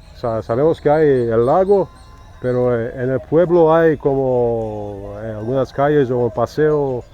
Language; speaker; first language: Spanish; non-native, learner; English